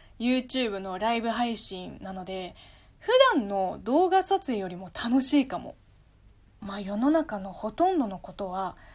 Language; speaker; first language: Japanese; non-native, fluent; Chinese